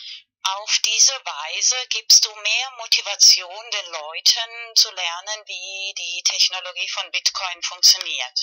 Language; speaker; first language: German; non-native, fluent; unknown